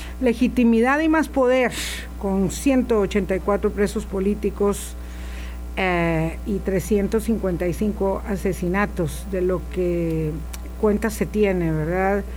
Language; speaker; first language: Spanish; native; Spanish